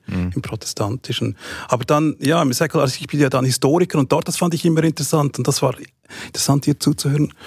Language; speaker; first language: German; native; German